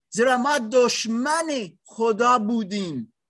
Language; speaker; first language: Persian; non-native, learner; English